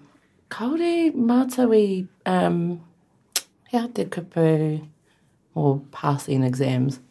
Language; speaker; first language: Māori; non-native, learner; English